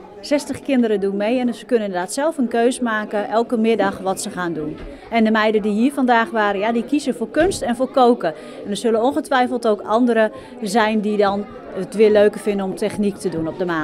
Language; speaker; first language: Dutch; native; Dutch